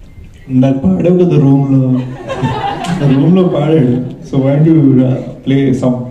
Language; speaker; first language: Telugu; early bilingual, heritage; Telugu